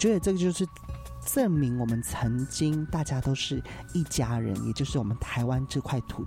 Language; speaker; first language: Chinese; non-native, local second language; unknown